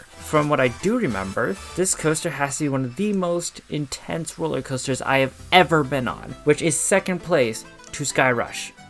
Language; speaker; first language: English; native; English